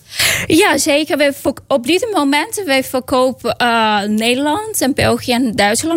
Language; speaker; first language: Dutch; non-native, learner; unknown